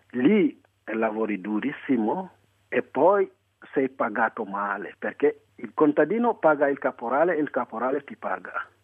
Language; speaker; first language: Italian; non-native, fluent; Wolof